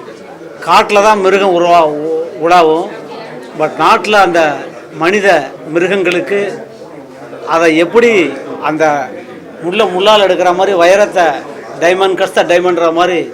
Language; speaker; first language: Tamil; native; Tamil